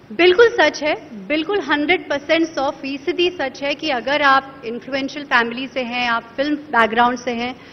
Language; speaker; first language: Hindi; native; Hindi